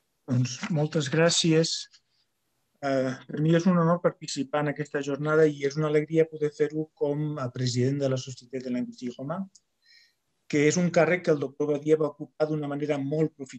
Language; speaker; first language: Catalan; non-native, fluent; Spanish